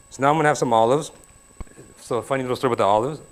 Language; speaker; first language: English; native; English